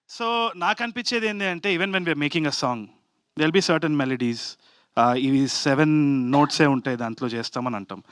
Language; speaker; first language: Telugu; native; Telugu